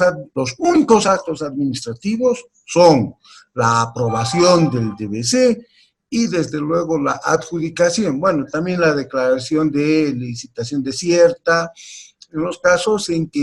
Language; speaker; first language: Spanish; native; Spanish